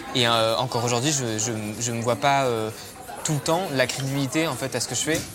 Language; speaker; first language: French; native; French